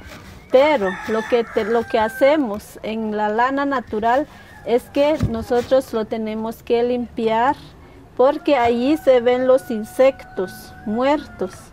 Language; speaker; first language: Spanish; non-native, local second language; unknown